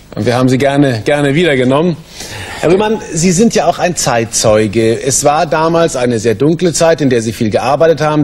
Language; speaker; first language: German; native; German